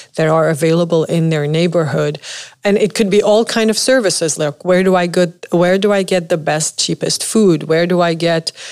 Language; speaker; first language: English; non-native, fluent; Arabic